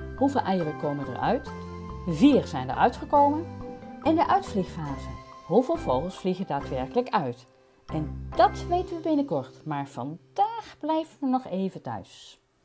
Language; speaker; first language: Dutch; native; Dutch